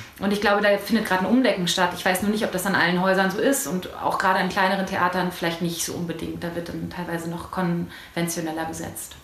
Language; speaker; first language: German; native; German